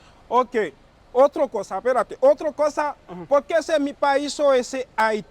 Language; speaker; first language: Spanish; non-native, learner; Haitian Creole